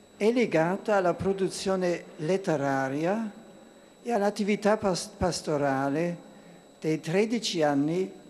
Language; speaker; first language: Italian; non-native, fluent; German